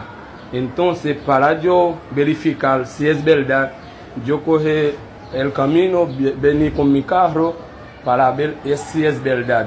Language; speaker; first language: Spanish; non-native, learner; Haitian Creole